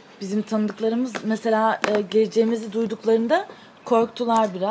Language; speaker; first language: Turkish; early bilingual, other home language; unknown